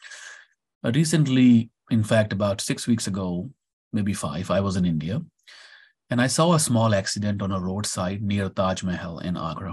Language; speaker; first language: English; non-native, local second language; Punjabi